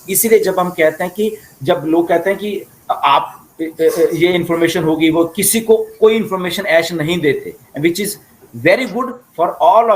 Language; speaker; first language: Hindi; native; Hindi